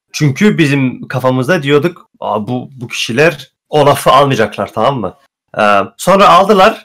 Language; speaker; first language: Turkish; early bilingual, heritage; Turkish